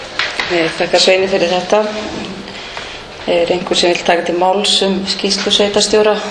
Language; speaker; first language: Icelandic; native; Icelandic